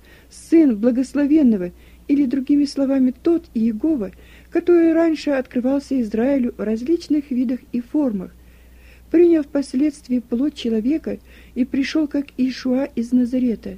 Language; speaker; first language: Russian; native; Russian